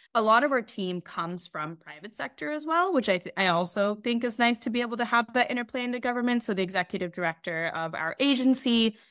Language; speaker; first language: English; native; English